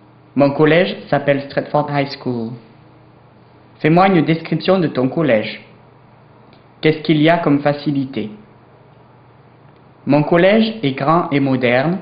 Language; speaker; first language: French; non-native, learner; English